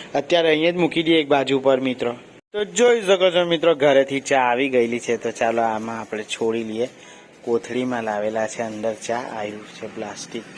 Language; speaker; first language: Gujarati; native; Gujarati